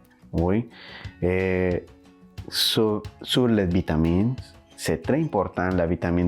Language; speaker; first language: French; non-native, learner; Spanish